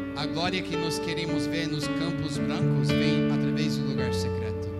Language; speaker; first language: Portuguese; non-native, fluent; English